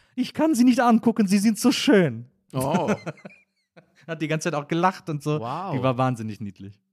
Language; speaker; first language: German; native; German